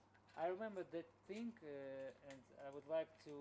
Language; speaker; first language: English; non-native, learner; Russian